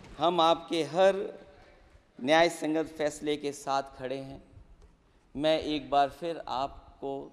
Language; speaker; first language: Hindi; native; Hindi